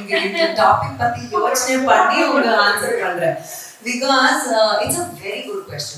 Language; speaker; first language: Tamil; non-native, learner; Malayalam